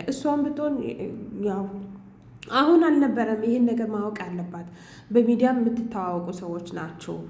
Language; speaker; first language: Amharic; native; Amharic